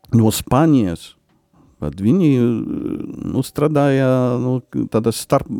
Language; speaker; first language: Latvian; non-native, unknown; Polish